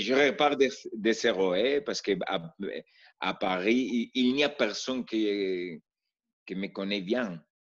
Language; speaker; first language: French; non-native, learner; Spanish